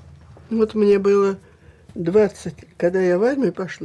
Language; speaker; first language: Russian; native; Russian